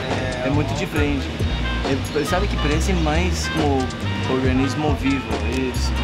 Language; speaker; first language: Portuguese; non-native, learner; English